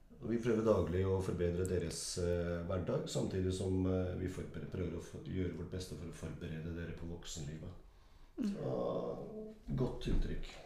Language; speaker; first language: Norwegian; early bilingual, other home language; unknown